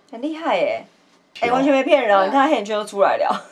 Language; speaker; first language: Chinese; native; Chinese